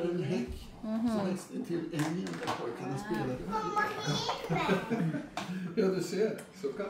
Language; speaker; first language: Swedish; native; Swedish